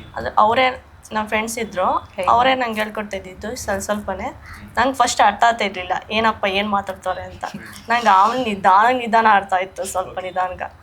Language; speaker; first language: Kannada; early bilingual, other home language; Nepali